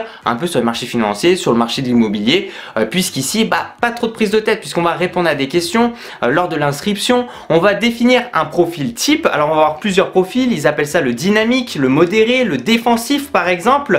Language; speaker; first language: French; native; French